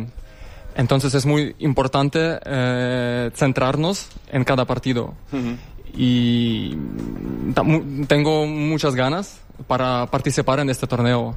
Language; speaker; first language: Spanish; non-native, fluent; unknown